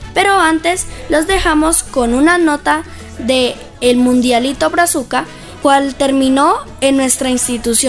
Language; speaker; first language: Spanish; native; Spanish